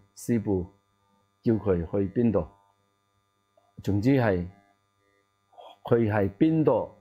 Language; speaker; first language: Cantonese; non-native, learner; Tibetan